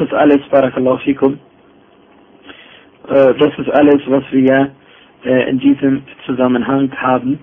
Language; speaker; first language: German; non-native, fluent; Arabic